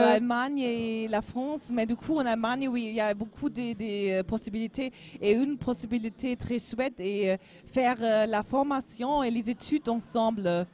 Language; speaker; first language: French; non-native, learner; German